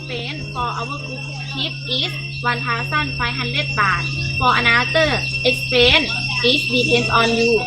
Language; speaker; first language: English; non-native, learner; Thai